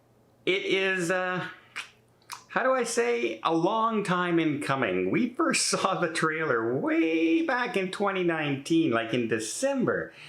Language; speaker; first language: English; native; English